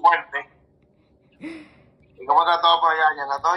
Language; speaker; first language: Spanish; native; Spanish